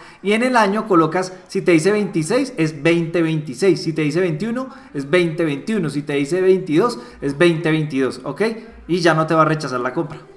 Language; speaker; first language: Spanish; native; Spanish